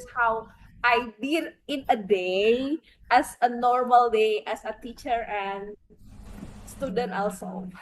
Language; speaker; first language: English; non-native, fluent; Indonesian